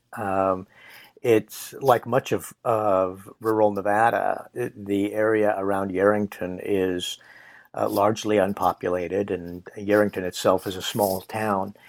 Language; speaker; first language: English; native; English